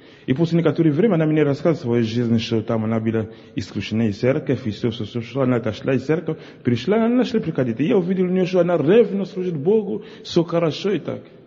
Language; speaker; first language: Russian; non-native, local second language; Ukrainian